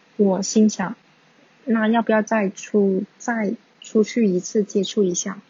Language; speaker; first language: Chinese; non-native, local second language; Cantonese